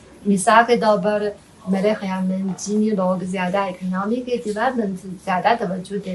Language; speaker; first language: Hindi; non-native, fluent; Chinese